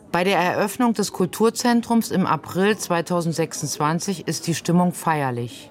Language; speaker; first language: German; native; German